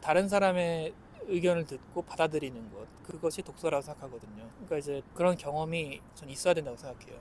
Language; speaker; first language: Korean; native; Korean